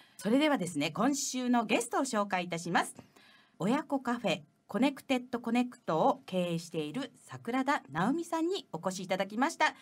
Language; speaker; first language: Japanese; native; Japanese